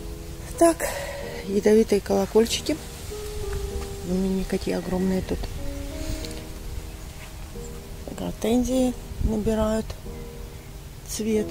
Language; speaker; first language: Russian; native; Russian